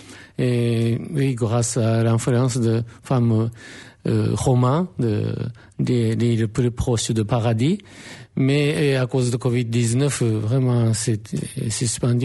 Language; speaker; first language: French; non-native, fluent; Japanese